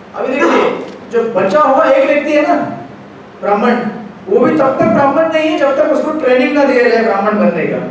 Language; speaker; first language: Hindi; non-native, local second language; Marathi